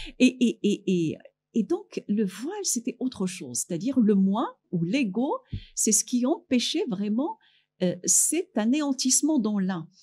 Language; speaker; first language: French; non-native, local second language; Arabic